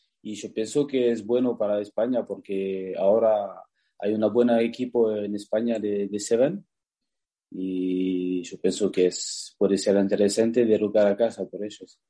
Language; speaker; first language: Spanish; non-native, learner; French